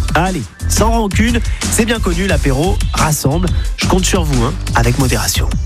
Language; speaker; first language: French; native; French